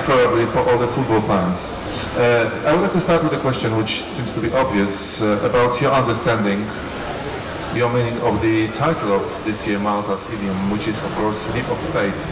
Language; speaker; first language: English; non-native, fluent; Polish